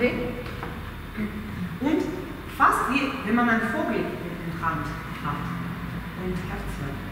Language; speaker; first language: German; non-native, fluent; Russian